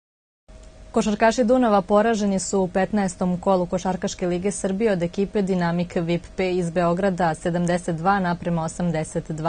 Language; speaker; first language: Serbian; native; Serbian